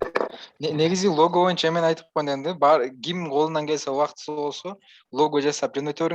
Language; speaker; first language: Kyrgyz; native; Kyrgyz